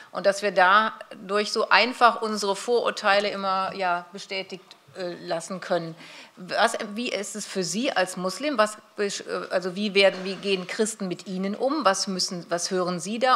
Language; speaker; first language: German; native; German